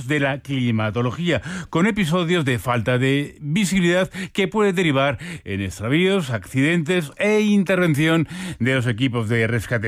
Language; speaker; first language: Spanish; native; Spanish